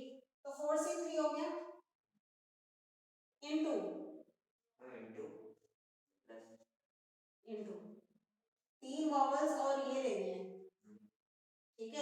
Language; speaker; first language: Hindi; native; Hindi